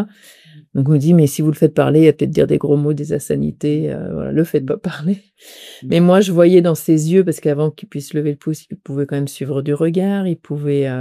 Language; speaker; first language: French; native; French